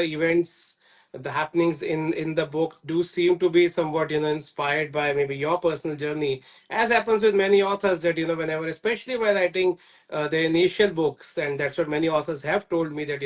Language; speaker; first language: English; non-native, local second language; Hindi